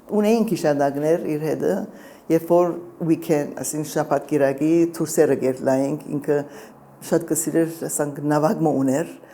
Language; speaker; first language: Armenian; early bilingual, heritage; Armenian